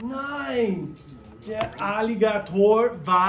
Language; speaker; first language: German; non-native, fluent; English